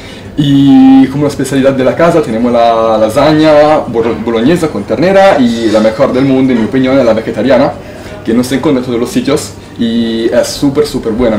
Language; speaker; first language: Spanish; non-native, fluent; Italian